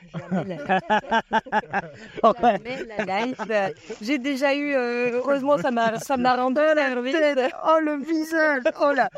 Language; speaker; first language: French; non-native, fluent; Spanish